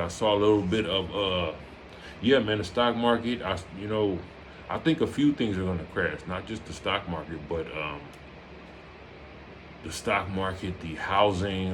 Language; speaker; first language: English; native; English